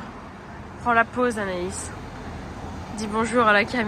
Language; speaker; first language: French; native; French